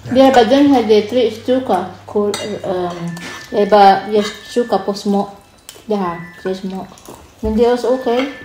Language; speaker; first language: Danish; non-native, learner; Filipino